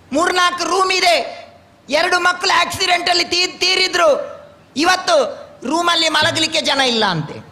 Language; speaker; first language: Kannada; non-native, local second language; Tulu